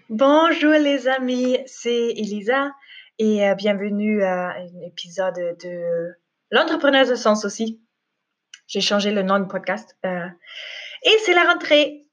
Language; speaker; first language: French; non-native, fluent; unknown